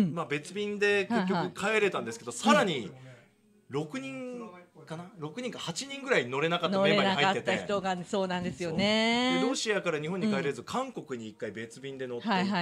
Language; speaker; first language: Japanese; native; Japanese